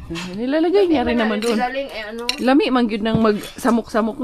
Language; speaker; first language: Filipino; non-native, local second language; Cebuano